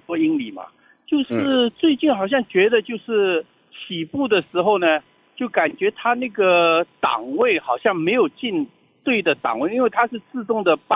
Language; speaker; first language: Chinese; native; Chinese